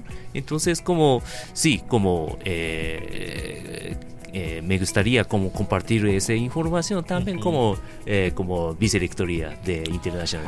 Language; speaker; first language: Spanish; non-native, learner; Japanese